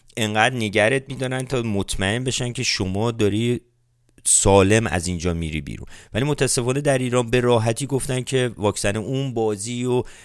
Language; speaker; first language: Persian; native; Persian